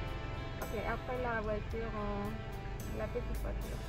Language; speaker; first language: French; non-native, fluent; Spanish